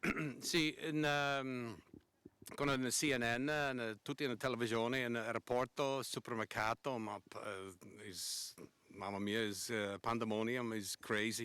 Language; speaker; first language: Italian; non-native, learner; English